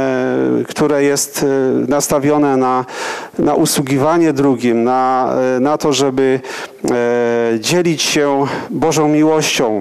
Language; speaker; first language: Polish; native; Polish